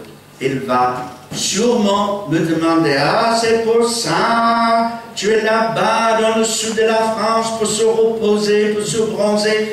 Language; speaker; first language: French; non-native, fluent; English